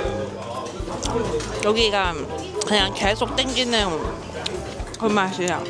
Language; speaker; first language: Korean; non-native, fluent; Cantonese